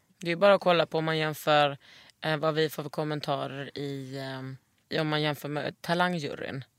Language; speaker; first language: Swedish; native; Swedish